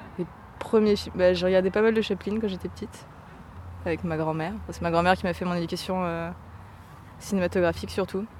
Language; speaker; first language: French; native; French